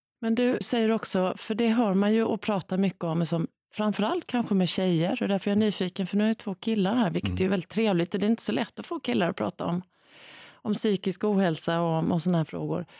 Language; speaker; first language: Swedish; native; Swedish